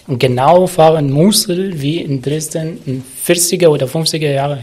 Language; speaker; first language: German; non-native, learner; Arabic